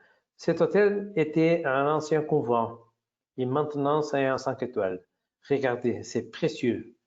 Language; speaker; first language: French; non-native, fluent; Portuguese